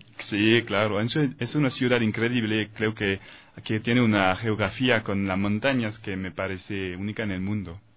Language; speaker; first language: Spanish; non-native, fluent; French